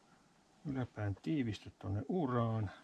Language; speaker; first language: Finnish; native; Finnish